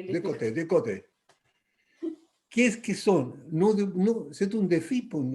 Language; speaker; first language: French; non-native, fluent; Spanish